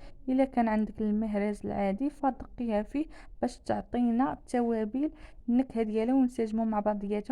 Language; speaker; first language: Arabic; native; Arabic